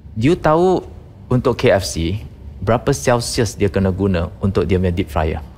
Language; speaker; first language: Malay; non-native, local second language; Chinese